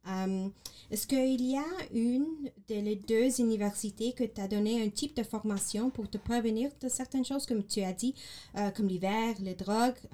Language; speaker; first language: French; non-native, learner; English